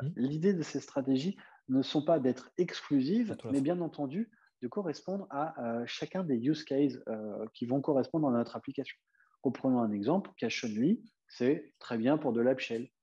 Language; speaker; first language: French; native; French